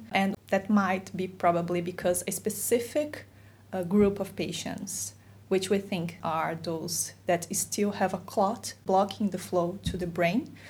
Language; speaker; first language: English; non-native, fluent; Portuguese